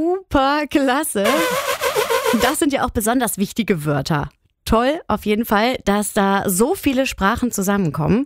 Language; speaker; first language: German; native; German